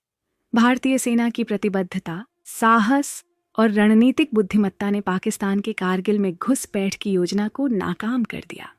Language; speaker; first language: Hindi; native; Hindi